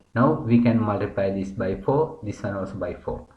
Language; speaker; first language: English; non-native, local second language; Sinhala